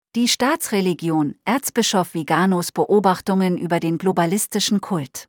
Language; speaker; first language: German; native; German